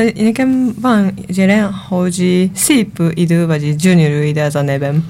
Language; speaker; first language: Hungarian; non-native, learner; Japanese